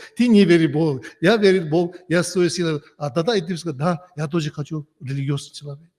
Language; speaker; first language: Russian; non-native, learner; Tibetan